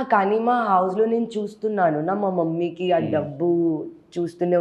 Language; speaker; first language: Telugu; non-native, local second language; Hindi